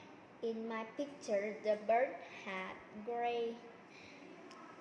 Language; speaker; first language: English; non-native, learner; Vietnamese